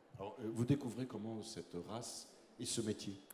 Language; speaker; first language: French; native; French